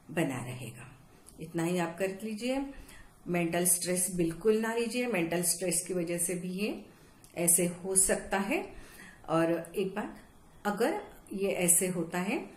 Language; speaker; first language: Hindi; non-native, local second language; Marathi